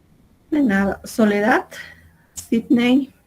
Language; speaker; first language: Spanish; native; Spanish